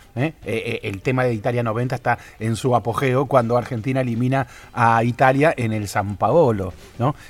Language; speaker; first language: Spanish; native; Spanish